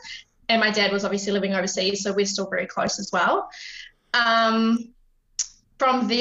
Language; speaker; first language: English; native; English